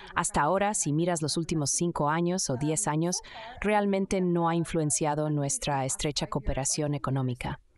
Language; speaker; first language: Spanish; non-native, fluent; Indonesian